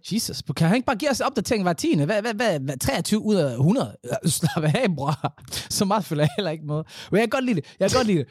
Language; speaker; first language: Danish; early bilingual, other home language; Somali